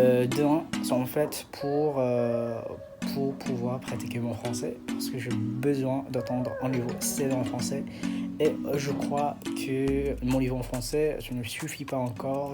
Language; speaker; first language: French; non-native, fluent; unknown